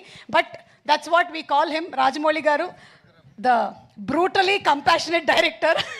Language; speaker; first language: Telugu; native; Telugu